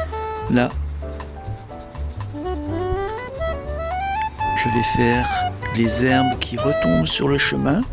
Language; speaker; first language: French; native; French